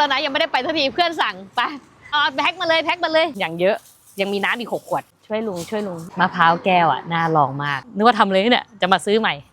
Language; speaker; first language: Thai; native; Thai